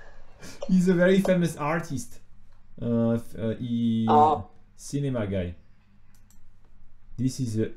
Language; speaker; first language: English; non-native, fluent; French